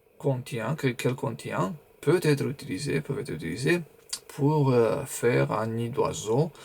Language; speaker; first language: French; non-native, fluent; Romanian